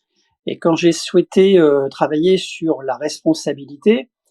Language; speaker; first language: French; native; French